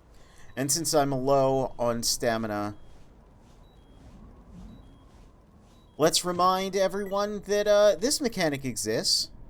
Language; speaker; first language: English; native; English